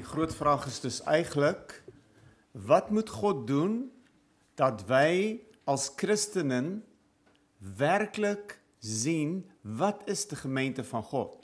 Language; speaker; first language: Dutch; non-native, fluent; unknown